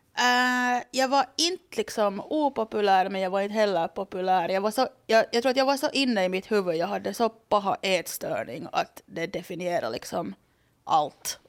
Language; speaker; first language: Swedish; native; Swedish